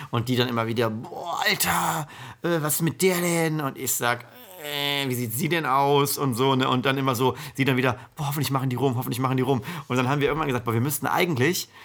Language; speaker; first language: German; early bilingual, other home language; Italian